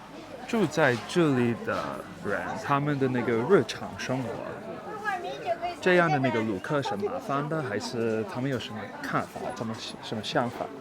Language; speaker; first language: Chinese; non-native, fluent; English